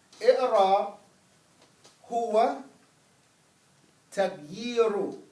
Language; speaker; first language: Arabic; non-native, fluent; English